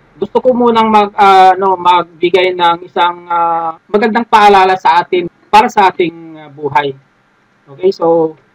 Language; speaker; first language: Filipino; non-native, local second language; Iloko